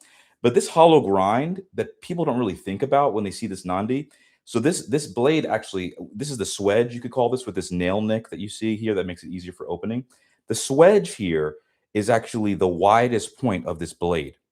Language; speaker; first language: English; native; English